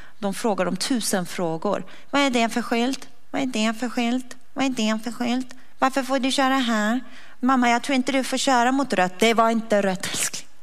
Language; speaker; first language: Swedish; early bilingual, other home language; Persian